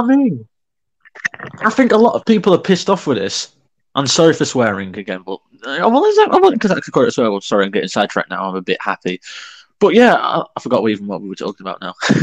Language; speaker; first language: English; native; English